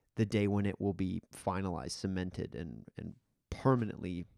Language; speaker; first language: English; native; English